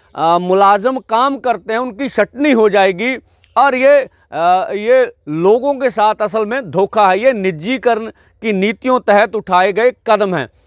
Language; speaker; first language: Hindi; non-native, local second language; Punjabi